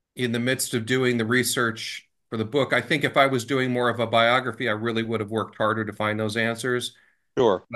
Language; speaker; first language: English; native; English